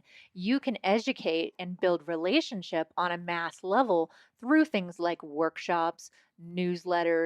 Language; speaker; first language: English; native; English